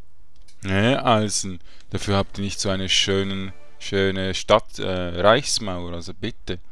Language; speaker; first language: German; native; German